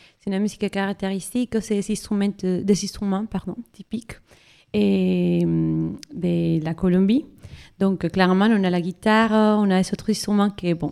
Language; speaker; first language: French; non-native, fluent; Spanish